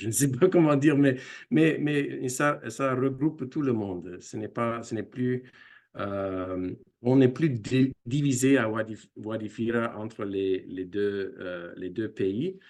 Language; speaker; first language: French; non-native, fluent; English